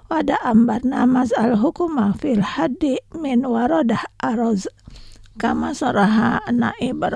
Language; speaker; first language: Arabic; non-native, fluent; Indonesian